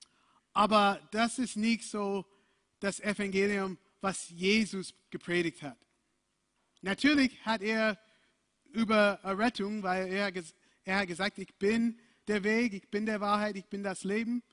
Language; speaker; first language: German; non-native, fluent; English